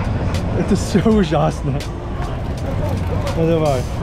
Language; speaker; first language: Russian; non-native, learner; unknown